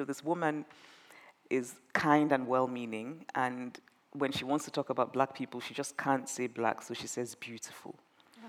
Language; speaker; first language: English; non-native, local second language; Igbo